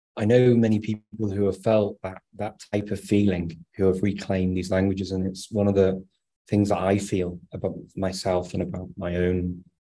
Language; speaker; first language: English; native; English